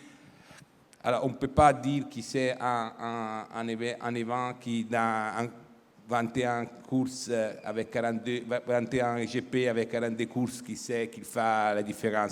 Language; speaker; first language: French; non-native, fluent; Italian